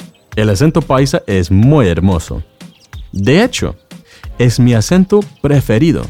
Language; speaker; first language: Spanish; non-native, fluent; English